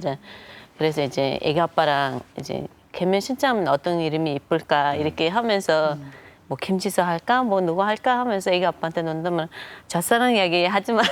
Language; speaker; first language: Korean; non-native, fluent; Mongolian